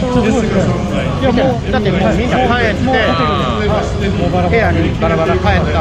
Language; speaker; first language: Japanese; native; Japanese